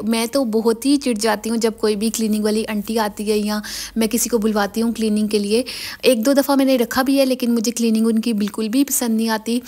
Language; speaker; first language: Urdu; native; Urdu